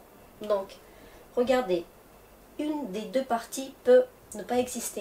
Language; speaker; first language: French; non-native, fluent; Russian